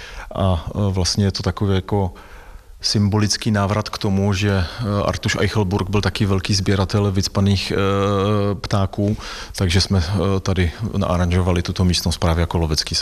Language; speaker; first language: Czech; native; Czech